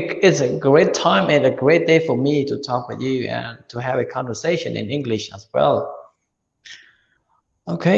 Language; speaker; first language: English; non-native, learner; Khmer